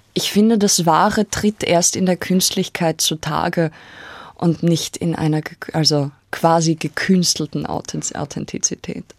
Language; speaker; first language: German; native; German